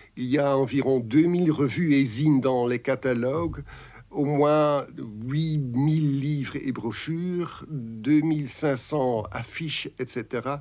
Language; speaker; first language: French; non-native, local second language; Dutch